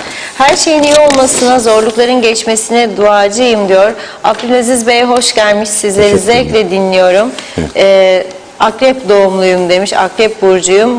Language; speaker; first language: Turkish; native; Turkish